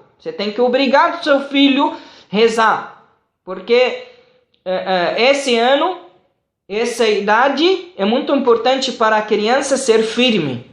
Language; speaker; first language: Portuguese; non-native, fluent; Arabic